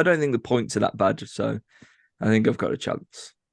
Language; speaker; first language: English; native; English